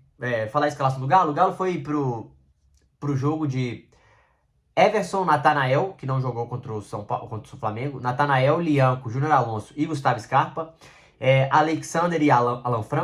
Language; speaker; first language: Portuguese; native; Portuguese